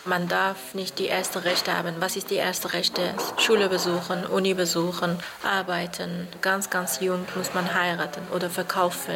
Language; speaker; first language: German; non-native, fluent; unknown